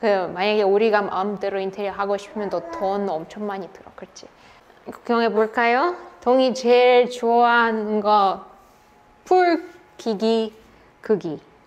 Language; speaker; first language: Korean; non-native, fluent; Russian